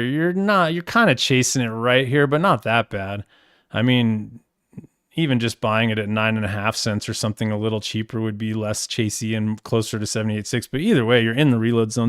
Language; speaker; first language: English; native; English